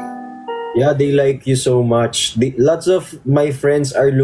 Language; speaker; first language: English; non-native, local second language; Filipino